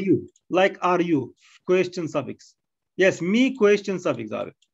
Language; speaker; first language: English; non-native, learner; Arabic